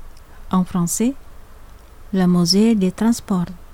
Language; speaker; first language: French; non-native, fluent; Indonesian